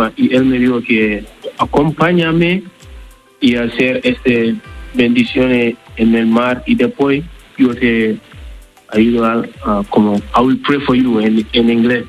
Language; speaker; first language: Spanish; non-native, learner; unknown